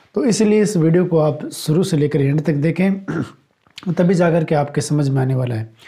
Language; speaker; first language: Hindi; native; Hindi